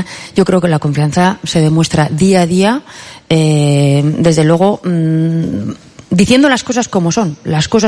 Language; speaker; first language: Spanish; native; Spanish